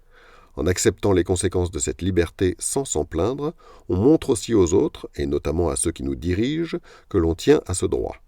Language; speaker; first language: French; native; French